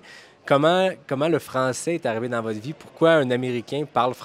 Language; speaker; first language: French; native; French